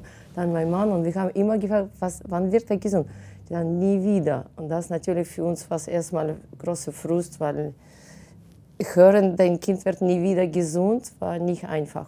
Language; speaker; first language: German; non-native, fluent; Russian